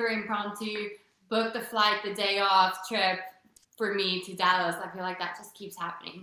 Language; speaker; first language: English; non-native, local second language; Afrikaans